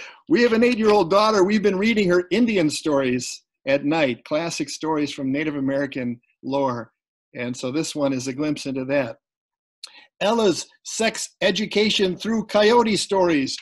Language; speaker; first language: English; native; English